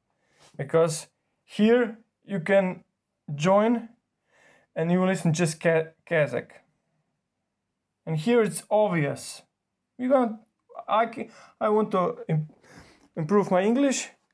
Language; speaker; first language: English; non-native, fluent; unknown